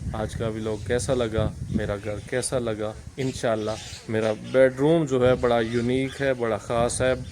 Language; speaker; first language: Urdu; non-native, local second language; Punjabi